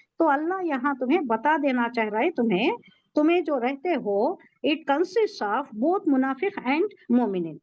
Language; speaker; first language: Urdu; native; Urdu